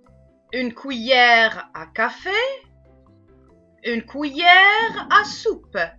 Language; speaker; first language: French; non-native, local second language; Arabic